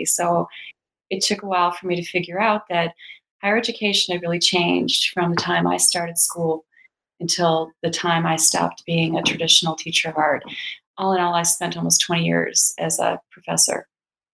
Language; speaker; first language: English; native; English